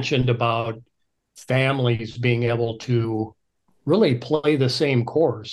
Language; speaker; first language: English; native; English